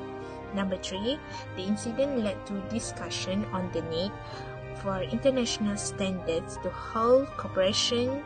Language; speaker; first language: English; non-native, local second language; Malay